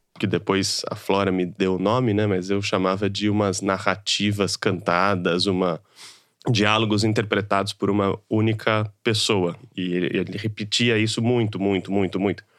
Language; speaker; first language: Portuguese; native; Portuguese